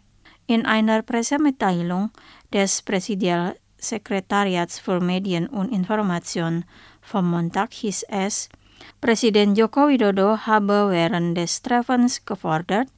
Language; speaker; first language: German; non-native, fluent; Indonesian